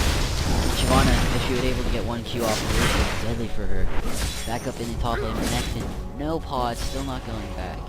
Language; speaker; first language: English; native; English